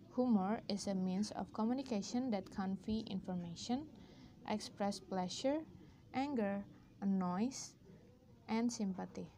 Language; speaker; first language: English; non-native, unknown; Indonesian